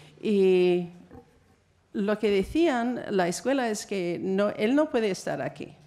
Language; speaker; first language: Spanish; non-native, fluent; English